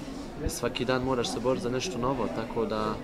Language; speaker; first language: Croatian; early bilingual, heritage; Bosnian